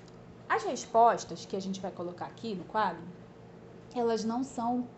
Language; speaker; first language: Portuguese; native; Portuguese